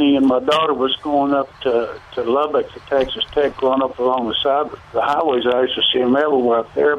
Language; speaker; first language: English; native; English